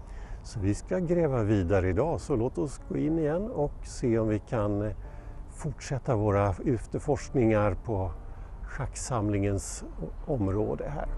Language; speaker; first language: Swedish; native; Swedish